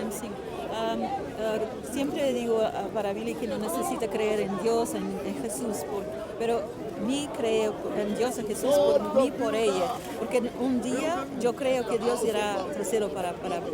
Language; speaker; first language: Spanish; non-native, learner; Portuguese